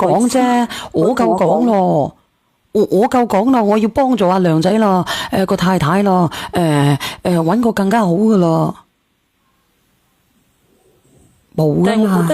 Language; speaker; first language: Cantonese; native; Cantonese